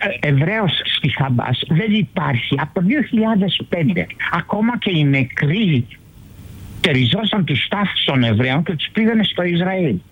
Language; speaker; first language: Greek; early bilingual, heritage; Greek